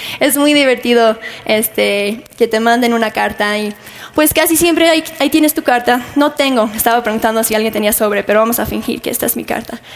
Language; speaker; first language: Spanish; non-native, fluent; English